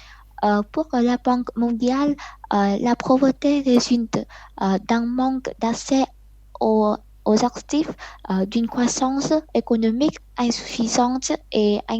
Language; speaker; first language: French; non-native, learner; Vietnamese